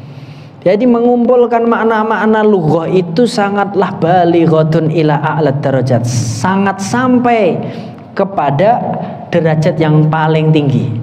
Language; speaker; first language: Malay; non-native, local second language; Javanese